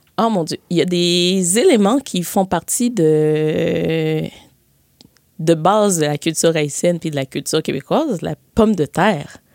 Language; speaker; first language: French; early bilingual, other home language; Haitian Creole